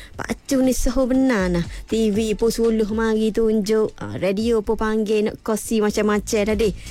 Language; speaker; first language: Malay; native; Malay